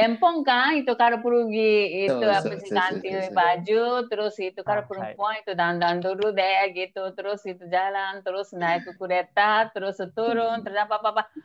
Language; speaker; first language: Indonesian; non-native, fluent; Japanese